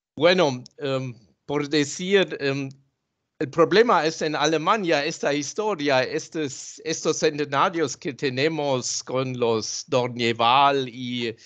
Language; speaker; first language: Spanish; non-native, fluent; German